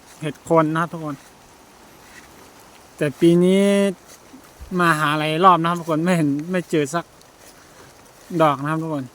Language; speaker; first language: Thai; non-native, local second language; Shan